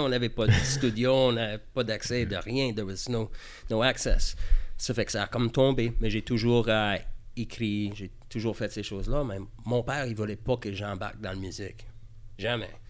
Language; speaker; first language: French; early bilingual, heritage; French